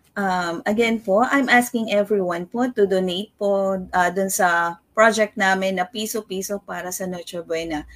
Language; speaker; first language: Filipino; non-native, local second language; Pampanga